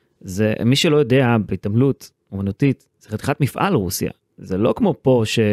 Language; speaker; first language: Hebrew; native; Hebrew